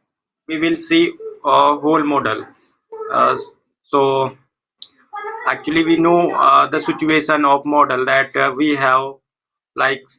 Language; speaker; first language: English; non-native, fluent; Hindi